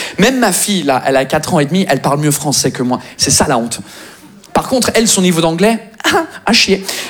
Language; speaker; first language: French; non-native, fluent; English